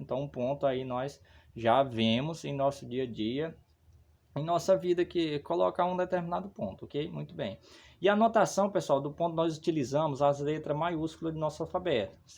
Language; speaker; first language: Portuguese; native; Portuguese